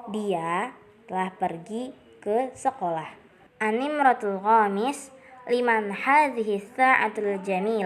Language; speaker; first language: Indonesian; native; Indonesian